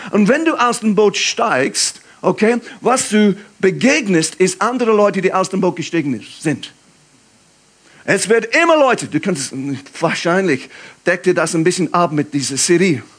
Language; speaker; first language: German; non-native, fluent; English